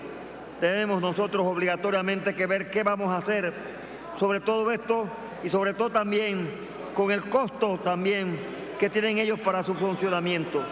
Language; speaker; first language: Spanish; native; Spanish